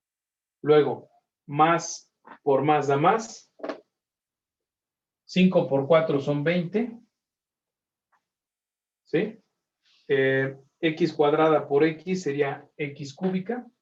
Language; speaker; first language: Spanish; native; Spanish